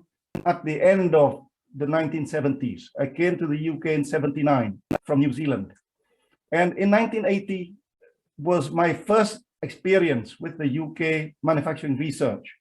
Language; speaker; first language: English; non-native, fluent; Vietnamese